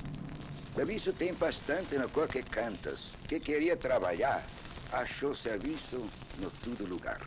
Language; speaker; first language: Portuguese; non-native, learner; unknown